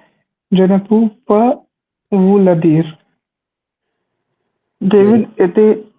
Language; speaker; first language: French; non-native, learner; Hindi